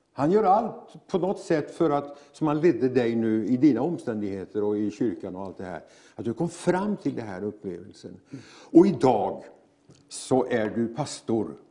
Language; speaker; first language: Swedish; native; Swedish